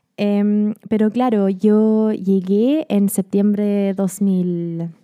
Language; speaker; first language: Spanish; non-native, fluent; German